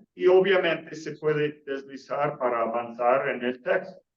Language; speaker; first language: Spanish; non-native, fluent; English